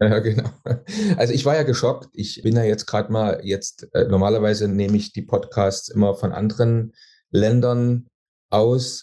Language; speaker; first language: German; native; German